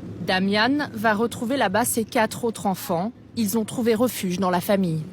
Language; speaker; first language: French; native; French